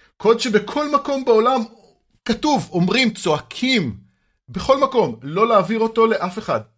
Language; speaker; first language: Hebrew; native; Hebrew